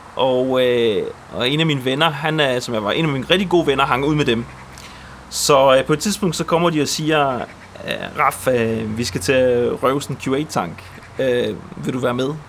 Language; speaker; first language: Danish; early bilingual, other home language; Polish